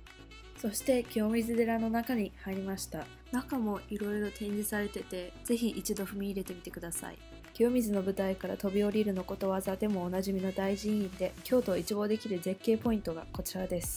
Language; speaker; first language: Japanese; early bilingual, heritage; Japanese